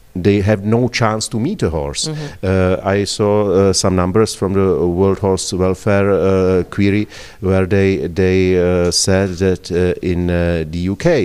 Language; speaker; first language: English; non-native, fluent; Czech